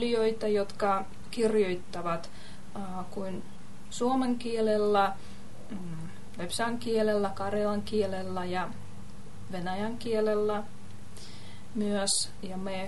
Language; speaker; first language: Finnish; non-native, learner; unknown